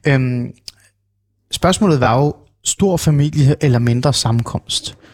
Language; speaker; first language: Danish; non-native, local second language; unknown